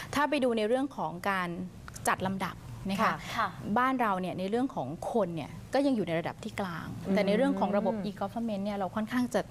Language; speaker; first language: Thai; native; Thai